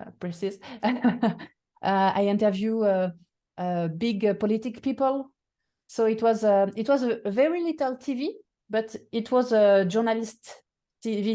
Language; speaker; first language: English; non-native, fluent; French